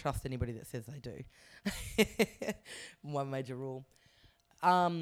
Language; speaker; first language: English; native; English